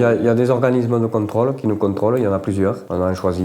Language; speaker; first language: French; native; French